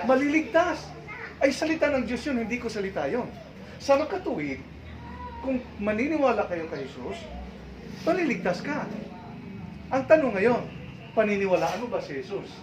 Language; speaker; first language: Filipino; non-native, local second language; Cebuano